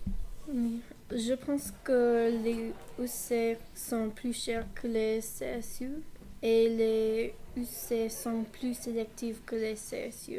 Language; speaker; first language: French; non-native, learner; English